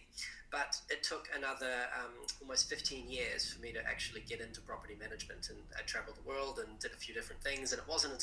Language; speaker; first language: English; native; English